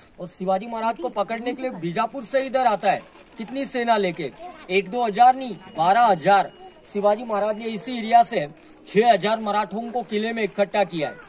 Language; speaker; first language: Hindi; non-native, local second language; Marathi